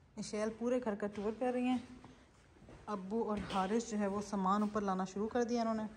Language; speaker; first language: Urdu; native; Urdu